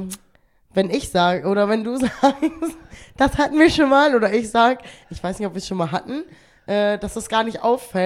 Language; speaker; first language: German; native; German